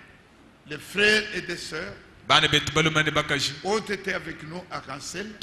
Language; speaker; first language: French; non-native, local second language; Luba-Lulua